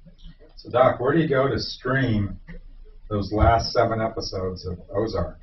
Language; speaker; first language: English; native; English